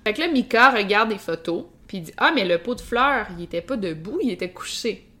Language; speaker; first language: French; native; French